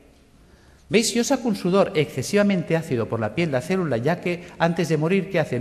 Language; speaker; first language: Spanish; native; Spanish